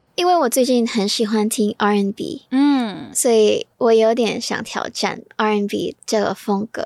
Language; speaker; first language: Chinese; non-native, fluent; Thai